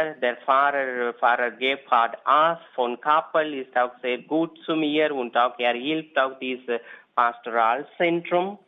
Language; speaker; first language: German; non-native, learner; Tamil